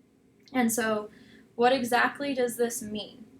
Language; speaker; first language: English; native; English